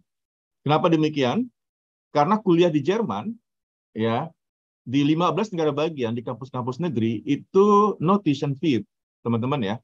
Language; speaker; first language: Indonesian; native; Indonesian